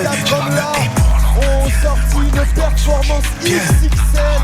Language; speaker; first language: French; native; French